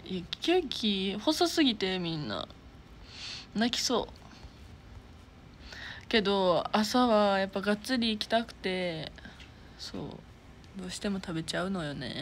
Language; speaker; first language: Japanese; native; Japanese